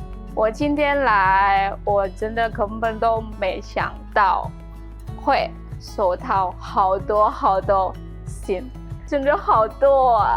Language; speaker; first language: Chinese; non-native, learner; Indonesian